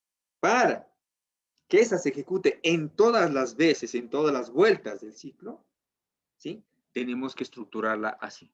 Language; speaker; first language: Spanish; native; Spanish